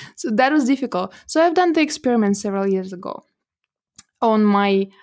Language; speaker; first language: English; non-native, fluent; Russian